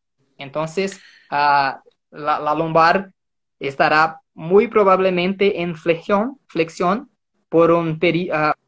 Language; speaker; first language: Spanish; non-native, fluent; Portuguese